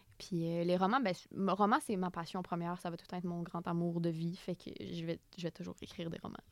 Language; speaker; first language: French; native; French